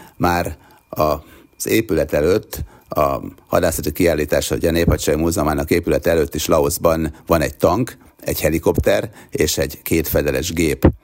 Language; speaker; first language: Hungarian; native; Hungarian